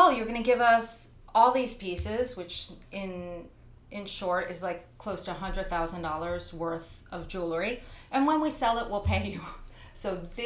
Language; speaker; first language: English; native; English